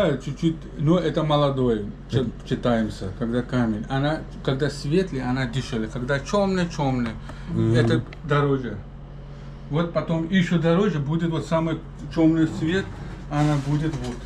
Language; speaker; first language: Russian; non-native, learner; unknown